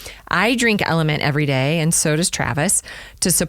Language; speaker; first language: English; native; English